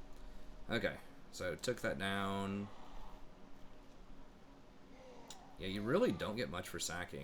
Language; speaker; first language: English; native; English